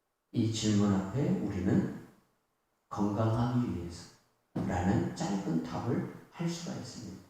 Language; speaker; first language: Korean; native; Korean